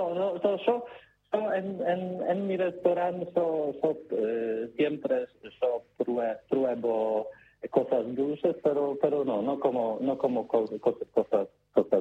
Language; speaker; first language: Spanish; non-native, learner; Polish